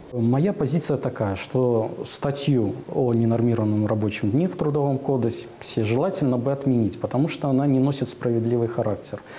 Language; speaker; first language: Russian; native; Russian